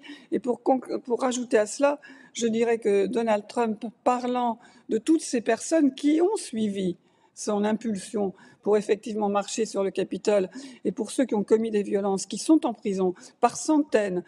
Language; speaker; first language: French; native; French